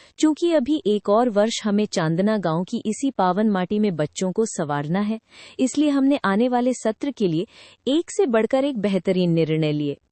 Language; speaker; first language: Hindi; native; Hindi